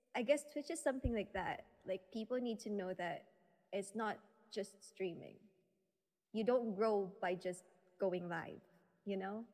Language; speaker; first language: English; non-native, local second language; Filipino